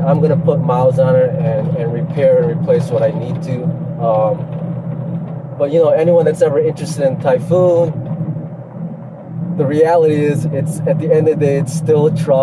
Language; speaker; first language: English; native; English